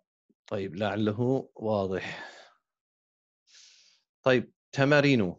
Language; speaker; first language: Arabic; non-native, fluent; English